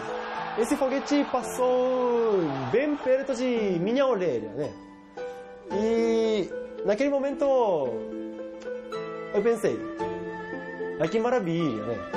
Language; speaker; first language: Portuguese; non-native, learner; Japanese